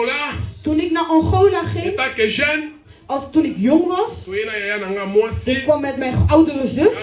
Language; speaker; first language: Dutch; non-native, learner; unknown